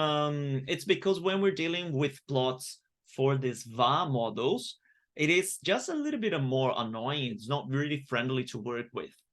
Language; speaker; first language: English; non-native, fluent; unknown